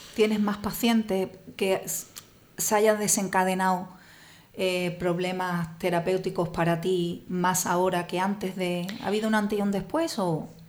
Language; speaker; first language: Spanish; native; Spanish